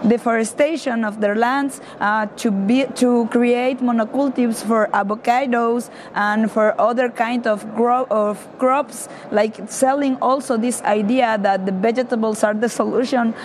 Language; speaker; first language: English; non-native, learner; Spanish